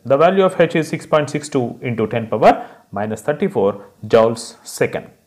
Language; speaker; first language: English; non-native, local second language; Telugu